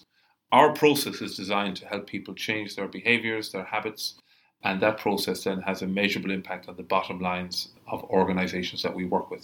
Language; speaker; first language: English; native; English